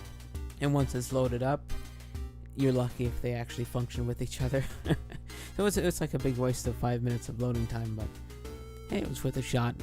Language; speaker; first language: English; native; English